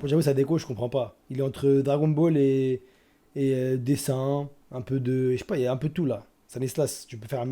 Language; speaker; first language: French; native; French